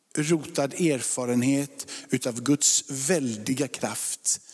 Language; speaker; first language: Swedish; native; Swedish